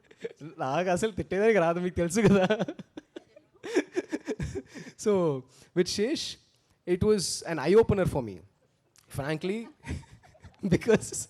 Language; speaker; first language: Telugu; early bilingual, heritage; Telugu